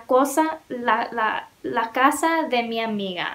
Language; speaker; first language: Spanish; non-native, learner; English